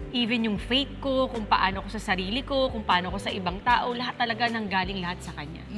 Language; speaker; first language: Filipino; native; Filipino